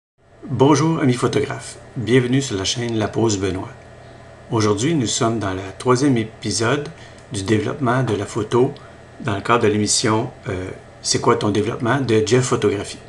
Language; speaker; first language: French; native; French